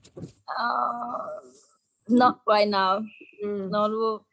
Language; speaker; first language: English; non-native, learner; Japanese